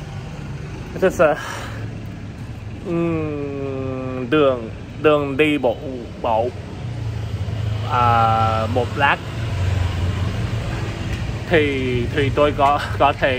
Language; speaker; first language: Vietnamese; non-native, learner; English